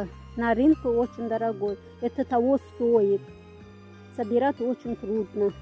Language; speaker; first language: Russian; non-native, fluent; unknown